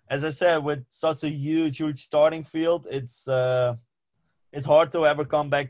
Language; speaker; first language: English; non-native, fluent; Western Frisian